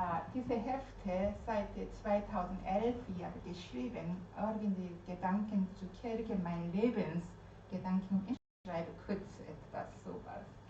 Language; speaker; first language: German; non-native, learner; Korean